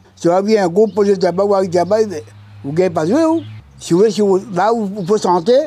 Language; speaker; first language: French; non-native, local second language; Réunion Creole French